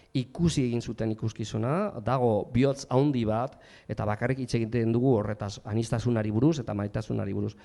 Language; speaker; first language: Basque; non-native, local second language; Spanish